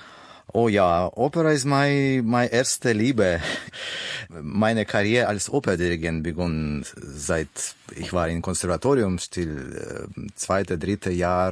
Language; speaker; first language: German; non-native, learner; Russian